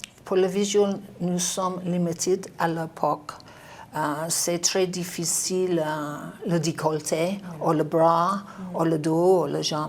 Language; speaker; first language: French; non-native, learner; English